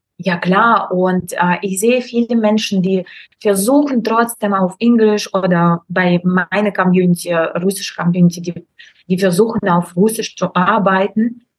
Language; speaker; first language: German; non-native, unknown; Russian